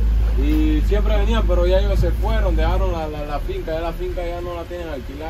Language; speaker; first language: Spanish; native; Spanish